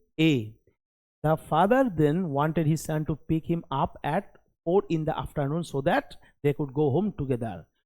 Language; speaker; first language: English; non-native, local second language; Bangla